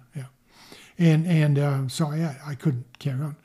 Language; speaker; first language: English; non-native, fluent; Swedish